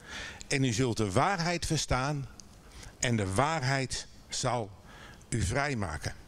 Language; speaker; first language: Dutch; native; Dutch